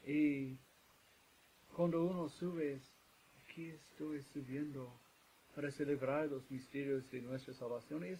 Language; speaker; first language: Spanish; non-native, fluent; English